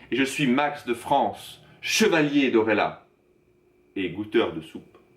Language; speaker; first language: French; native; French